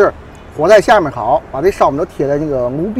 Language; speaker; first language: Chinese; native; Chinese